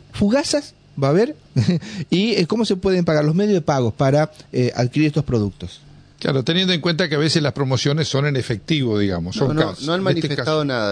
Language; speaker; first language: Spanish; native; Spanish